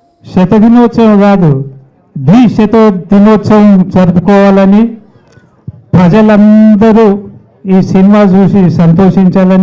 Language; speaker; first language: Telugu; native; Telugu